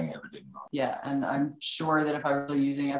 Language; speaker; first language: English; native; English